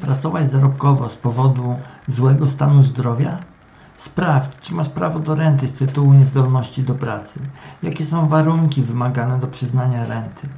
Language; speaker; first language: Polish; native; Polish